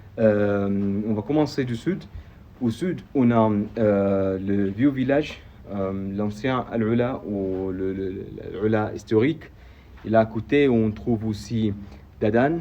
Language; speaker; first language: French; non-native, fluent; Arabic